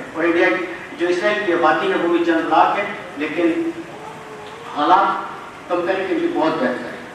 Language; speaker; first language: Urdu; non-native, local second language; Sindhi